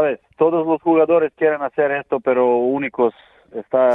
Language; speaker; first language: Spanish; non-native, learner; Serbian